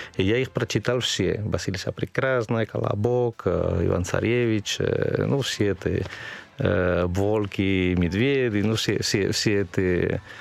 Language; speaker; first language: Russian; non-native, fluent; Spanish